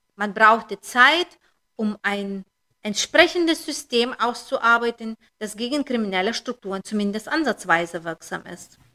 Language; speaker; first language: German; non-native, fluent; Lithuanian